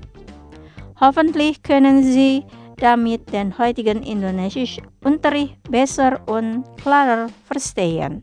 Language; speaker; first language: German; non-native, fluent; Indonesian